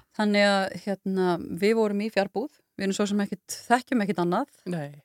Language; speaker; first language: Icelandic; native; Icelandic